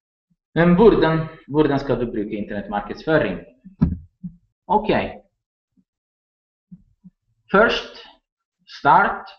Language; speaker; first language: Norwegian; non-native, learner; Italian